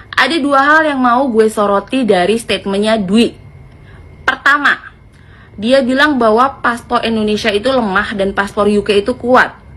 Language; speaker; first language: Indonesian; native; Indonesian